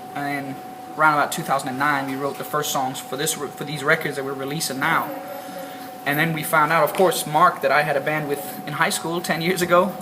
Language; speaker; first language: English; non-native, fluent; Danish